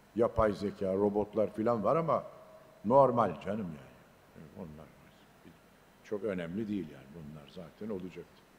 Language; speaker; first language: Turkish; native; Turkish